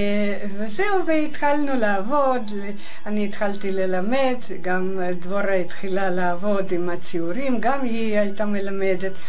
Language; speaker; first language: Hebrew; non-native, fluent; Russian